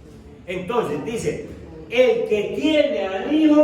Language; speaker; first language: Spanish; native; Spanish